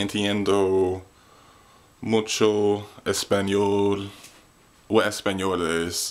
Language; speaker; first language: Spanish; non-native, learner; English